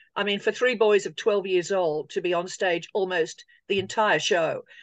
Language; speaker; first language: English; native; English